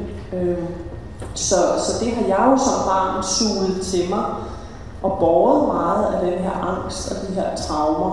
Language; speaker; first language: Danish; early bilingual, other home language; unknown